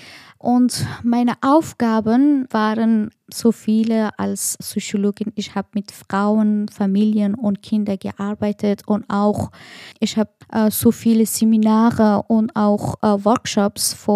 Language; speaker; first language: German; non-native, learner; Persian